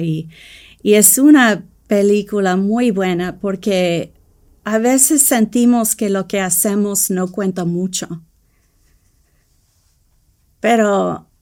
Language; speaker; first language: Spanish; early bilingual, heritage; English